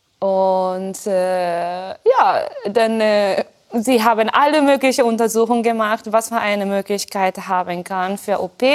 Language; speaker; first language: German; non-native, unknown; Japanese